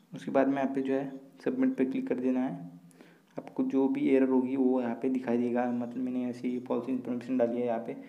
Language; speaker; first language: Hindi; non-native, local second language; Marathi